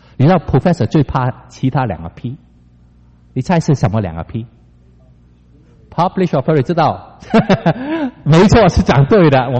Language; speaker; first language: Chinese; non-native, local second language; Cantonese